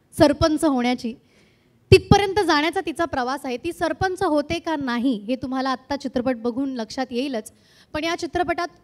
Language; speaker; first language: Marathi; native; Marathi